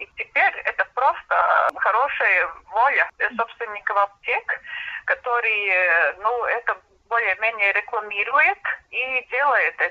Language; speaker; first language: Russian; non-native, local second language; Latvian